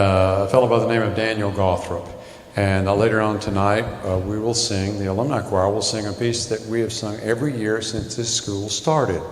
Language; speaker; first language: English; native; English